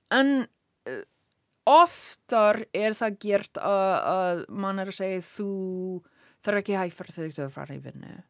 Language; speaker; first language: Icelandic; non-native, learner; English